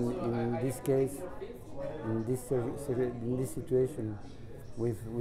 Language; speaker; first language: English; non-native, learner; French